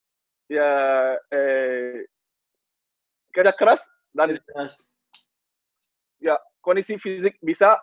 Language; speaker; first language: Indonesian; non-native, learner; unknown